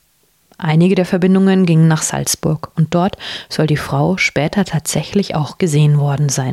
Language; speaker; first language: German; native; German